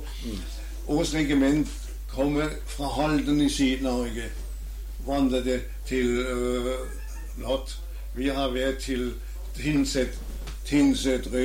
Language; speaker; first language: Norwegian; non-native, learner; German